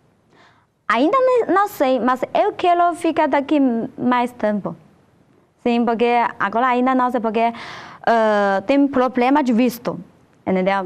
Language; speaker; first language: Portuguese; non-native, learner; Chinese